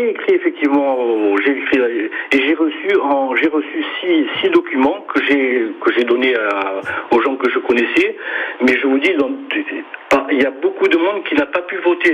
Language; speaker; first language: French; native; French